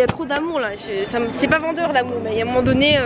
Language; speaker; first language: French; native; French